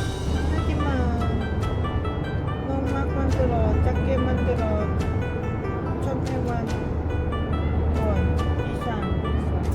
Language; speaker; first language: Korean; non-native, learner; Lao